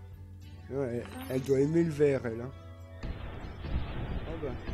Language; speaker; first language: French; native; French